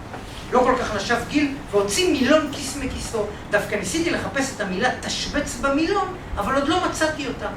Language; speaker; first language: Hebrew; native; Hebrew